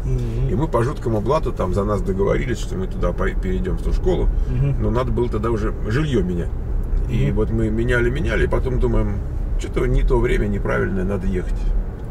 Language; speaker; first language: Russian; native; Russian